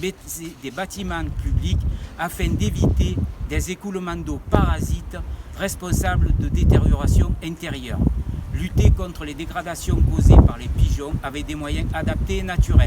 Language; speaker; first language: French; native; French